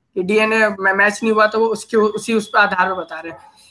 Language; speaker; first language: Hindi; native; Hindi